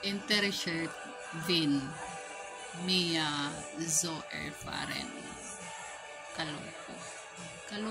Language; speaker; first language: German; non-native, learner; Filipino